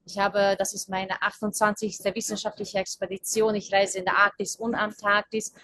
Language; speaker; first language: German; non-native, fluent; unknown